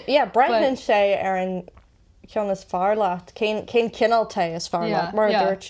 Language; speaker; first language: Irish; non-native, local second language; English